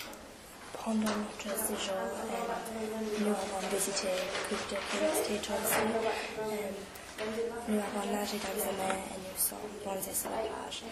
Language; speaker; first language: French; non-native, learner; English